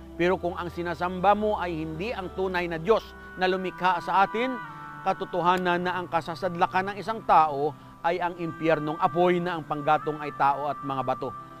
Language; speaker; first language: Filipino; non-native, local second language; Hiligaynon